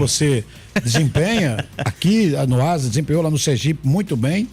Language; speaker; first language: Portuguese; native; Portuguese